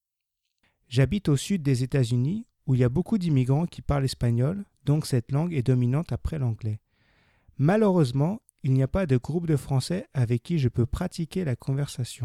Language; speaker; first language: French; non-native, learner; English